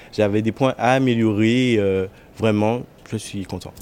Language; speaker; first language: French; native; French